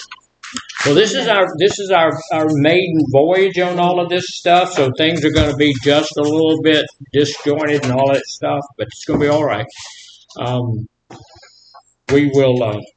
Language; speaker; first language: English; native; English